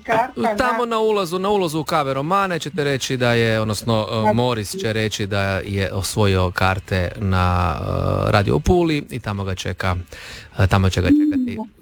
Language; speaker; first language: Serbian; native; Serbian